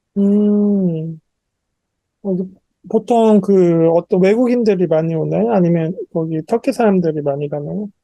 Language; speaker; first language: Korean; native; Korean